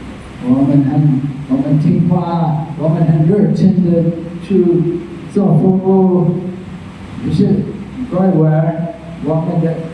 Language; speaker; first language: Chinese; non-native, fluent; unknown